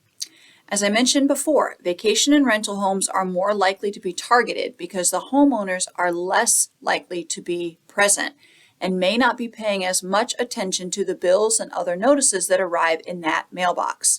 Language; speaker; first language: English; native; English